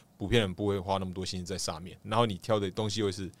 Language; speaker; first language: Chinese; non-native, local second language; Min Nan Chinese